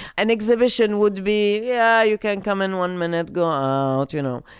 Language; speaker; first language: English; non-native, fluent; Arabic